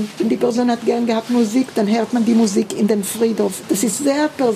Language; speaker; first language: German; early bilingual, heritage; German